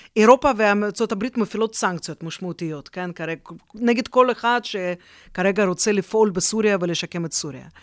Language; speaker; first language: Hebrew; non-native, fluent; Russian